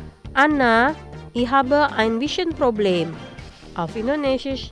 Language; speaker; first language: German; non-native, learner; Indonesian